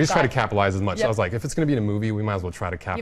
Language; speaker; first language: English; native; English